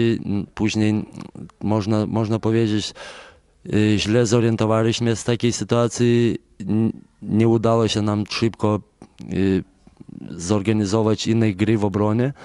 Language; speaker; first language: Polish; non-native, fluent; Lithuanian